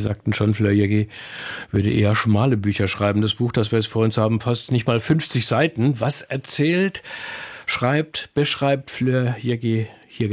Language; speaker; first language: German; native; German